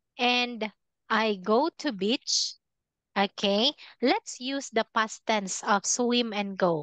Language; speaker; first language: English; non-native, fluent; Filipino